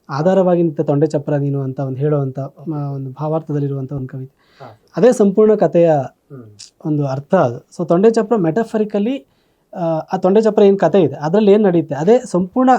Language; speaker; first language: Kannada; native; Kannada